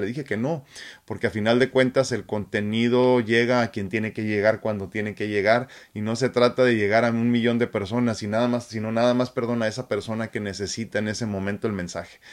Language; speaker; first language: Spanish; native; Spanish